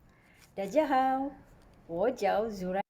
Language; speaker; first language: Chinese; non-native, learner; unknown